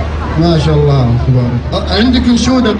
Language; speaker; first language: Arabic; native; Arabic